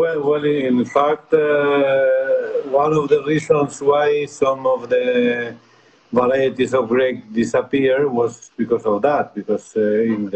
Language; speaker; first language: English; non-native, fluent; Spanish